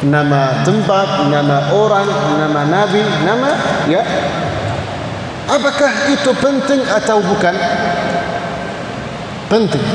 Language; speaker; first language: Indonesian; non-native, learner; Arabic